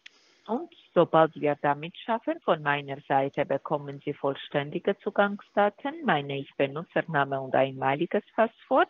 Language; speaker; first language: German; non-native, learner; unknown